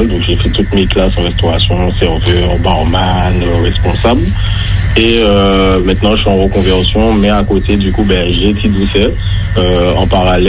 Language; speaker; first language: French; native; French